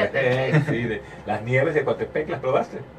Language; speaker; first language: Spanish; native; Spanish